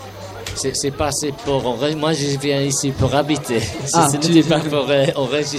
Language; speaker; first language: French; non-native, fluent; English